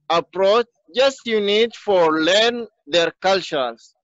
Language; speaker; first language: English; non-native, learner; Arabic